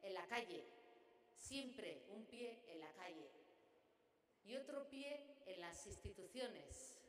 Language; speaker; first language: Spanish; non-native, local second language; Basque